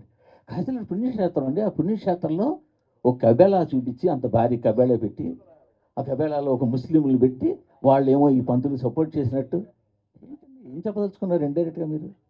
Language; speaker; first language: Telugu; native; Telugu